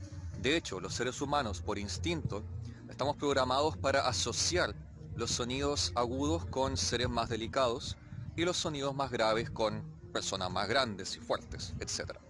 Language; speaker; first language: Spanish; native; Spanish